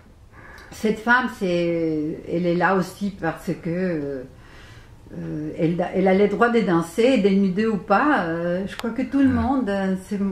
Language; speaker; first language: French; non-native, fluent; Spanish